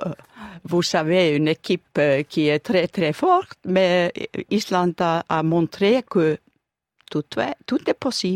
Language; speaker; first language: French; non-native, learner; Icelandic